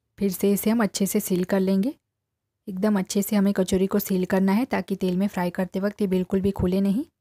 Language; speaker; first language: Hindi; non-native, local second language; Gujarati